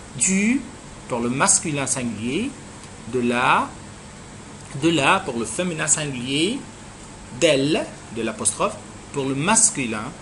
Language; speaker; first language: French; non-native, fluent; Arabic